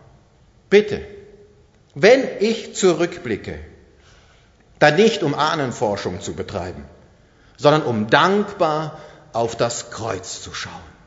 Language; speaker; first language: German; native; German